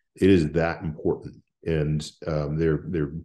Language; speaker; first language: English; native; English